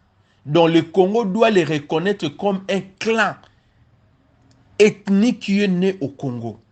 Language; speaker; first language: French; non-native, local second language; Lingala